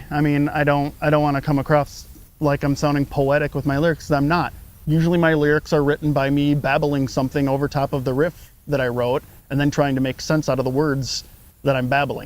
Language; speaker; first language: English; native; English